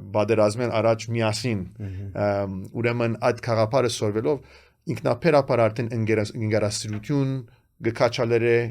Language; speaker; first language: Armenian; early bilingual, heritage; Armenian